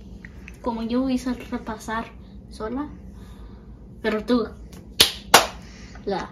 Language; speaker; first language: Spanish; early bilingual, heritage; Spanish